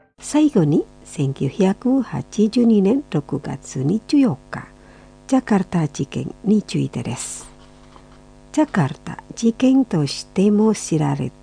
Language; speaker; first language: Japanese; non-native, fluent; Indonesian